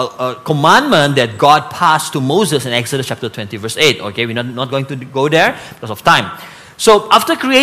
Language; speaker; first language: English; non-native, local second language; Malay